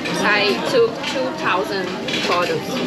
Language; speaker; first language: English; non-native, fluent; Portuguese